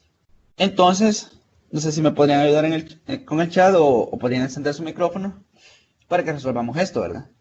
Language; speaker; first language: Spanish; native; Spanish